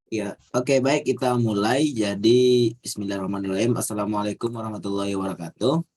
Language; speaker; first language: Indonesian; native; Indonesian